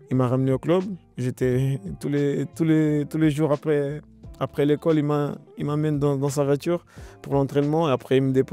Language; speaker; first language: French; non-native, learner; Portuguese